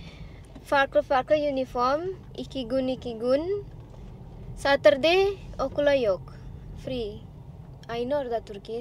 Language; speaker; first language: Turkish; non-native, learner; Indonesian